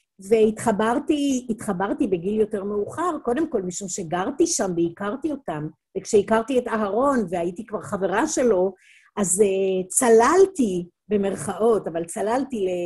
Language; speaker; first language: Hebrew; native; Hebrew